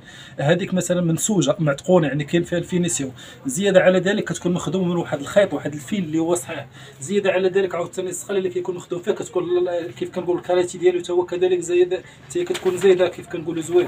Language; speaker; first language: Arabic; native; Arabic